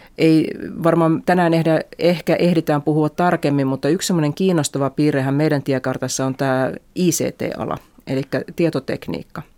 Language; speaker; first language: Finnish; native; Finnish